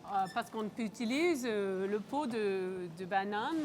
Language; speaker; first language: French; non-native, local second language; English